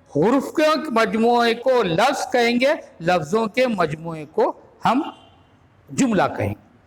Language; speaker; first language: Urdu; native; Urdu